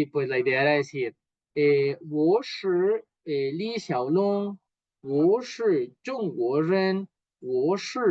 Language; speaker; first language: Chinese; non-native, fluent; Spanish